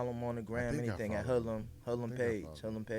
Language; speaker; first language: English; native; English